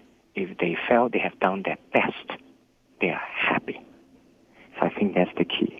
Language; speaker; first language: English; non-native, fluent; Chinese